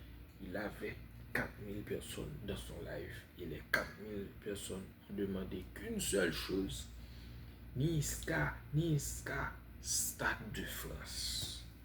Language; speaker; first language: French; non-native, fluent; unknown